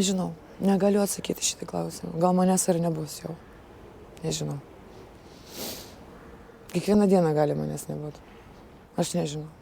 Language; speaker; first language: Lithuanian; early bilingual, other home language; Russian